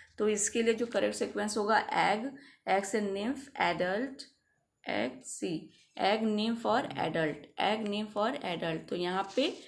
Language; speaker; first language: Hindi; native; Hindi